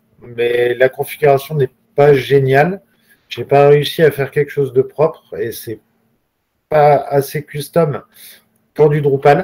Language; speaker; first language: French; native; French